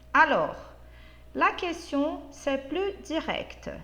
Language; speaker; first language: French; non-native, fluent; Portuguese